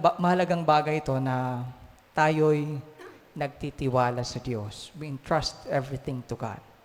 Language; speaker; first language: Filipino; native; Filipino